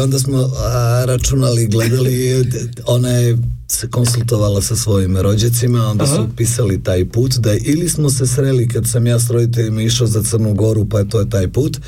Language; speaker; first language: Serbian; native; Serbian